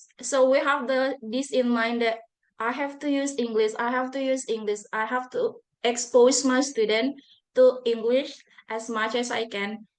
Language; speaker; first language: English; non-native, fluent; Buginese